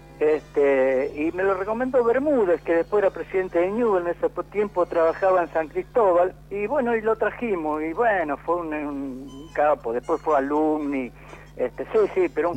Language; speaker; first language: Spanish; native; Spanish